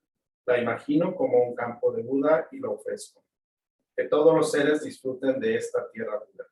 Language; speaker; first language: Spanish; native; Spanish